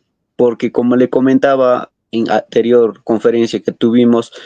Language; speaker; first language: Spanish; non-native, local second language; Quechua